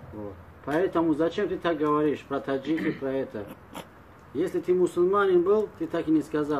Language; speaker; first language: Russian; non-native, learner; Tajik